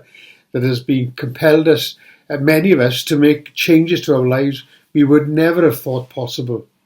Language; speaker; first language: English; native; English